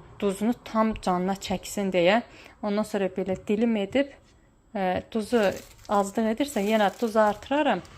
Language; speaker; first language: Azerbaijani; native; Azerbaijani